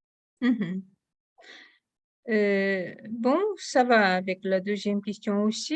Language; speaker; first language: French; non-native, fluent; Russian